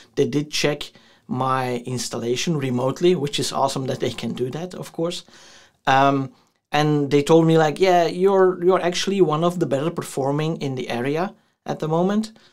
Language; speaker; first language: English; non-native, fluent; Dutch